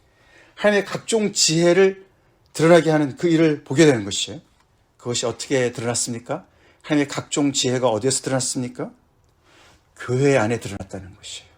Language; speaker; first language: Korean; native; Korean